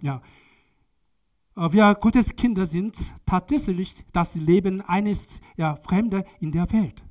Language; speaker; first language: German; non-native, learner; Korean